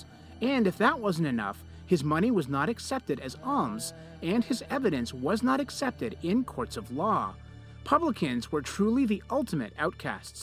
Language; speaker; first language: English; native; English